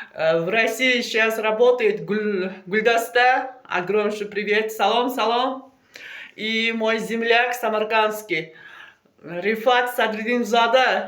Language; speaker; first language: Russian; non-native, local second language; Uzbek